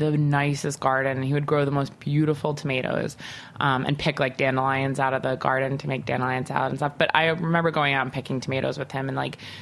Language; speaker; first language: English; native; English